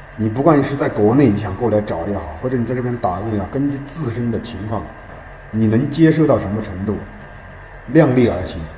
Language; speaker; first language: Chinese; native; Chinese